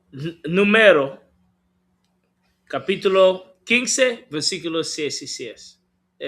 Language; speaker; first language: Spanish; non-native, learner; English